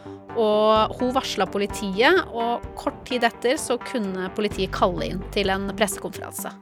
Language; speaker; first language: Norwegian; native; Norwegian